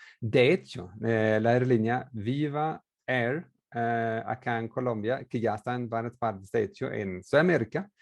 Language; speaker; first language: Spanish; non-native, fluent; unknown